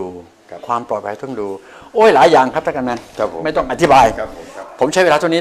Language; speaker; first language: Thai; native; Thai